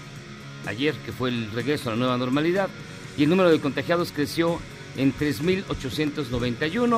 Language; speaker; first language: Spanish; native; Spanish